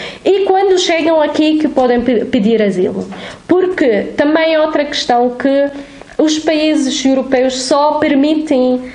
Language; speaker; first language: Portuguese; non-native, fluent; Arabic